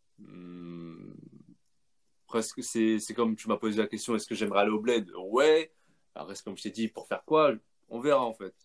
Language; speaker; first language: French; native; French